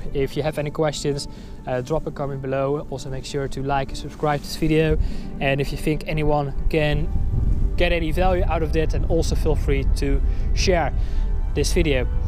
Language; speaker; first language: English; non-native, fluent; Dutch